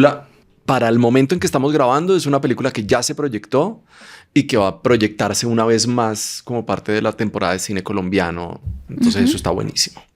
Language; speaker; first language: Spanish; native; Spanish